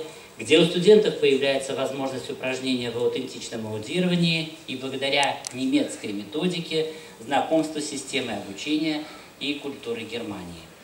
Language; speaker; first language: Russian; native; Russian